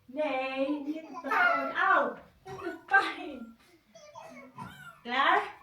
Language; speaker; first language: Dutch; non-native, learner; Filipino